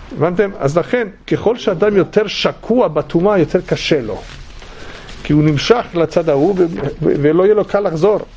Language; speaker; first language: Hebrew; non-native, fluent; English